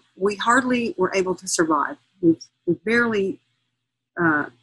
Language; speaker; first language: English; native; English